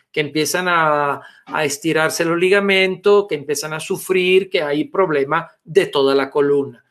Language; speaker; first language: Spanish; non-native, fluent; Italian